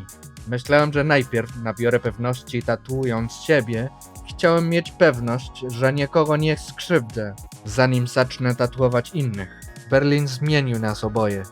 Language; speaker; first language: Polish; non-native, fluent; Spanish